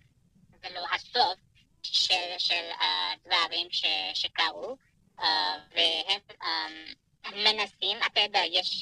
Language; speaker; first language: Hebrew; non-native, fluent; Persian